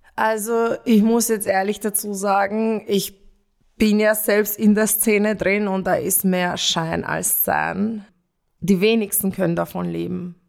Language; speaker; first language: German; early bilingual, other home language; Romanian